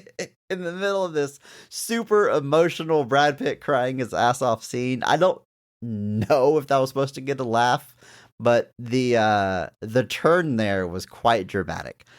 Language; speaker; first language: English; native; English